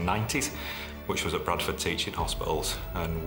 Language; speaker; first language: English; native; English